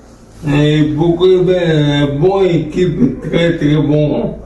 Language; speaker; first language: French; non-native, learner; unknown